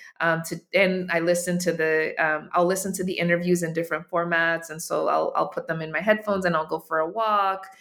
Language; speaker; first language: English; native; English